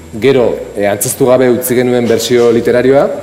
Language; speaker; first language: Basque; native; Basque